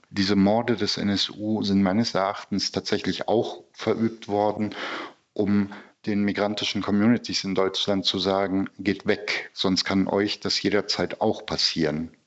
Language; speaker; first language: German; early bilingual, other home language; Turkish